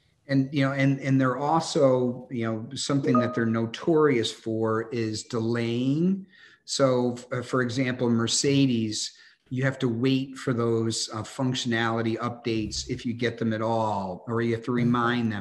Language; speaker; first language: English; native; English